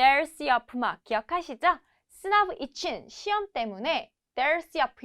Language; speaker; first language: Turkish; non-native, fluent; Korean